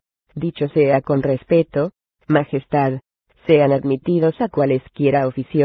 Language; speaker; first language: Spanish; native; Spanish